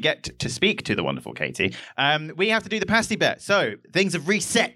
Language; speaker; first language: English; native; English